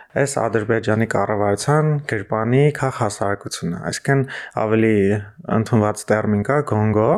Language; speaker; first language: Armenian; native; Armenian